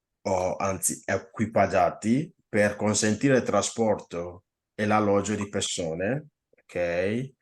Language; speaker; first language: Italian; non-native, fluent; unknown